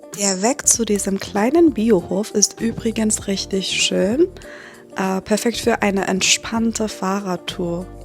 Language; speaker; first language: German; non-native, fluent; Persian